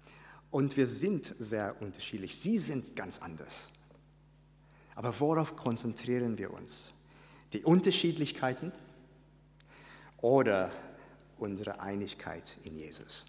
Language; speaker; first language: German; non-native, fluent; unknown